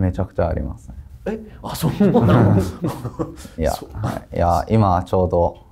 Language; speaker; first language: Japanese; native; Japanese